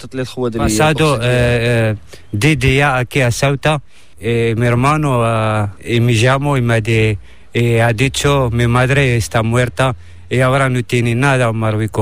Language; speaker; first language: Spanish; non-native, learner; Arabic